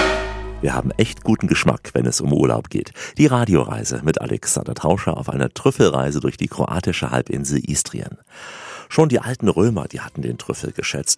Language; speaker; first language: German; native; German